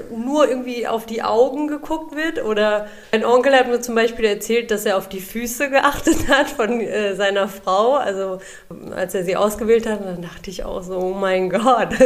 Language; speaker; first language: German; early bilingual, other home language; Urdu